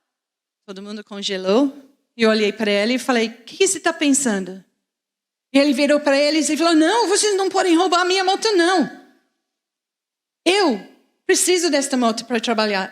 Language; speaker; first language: Portuguese; non-native, fluent; English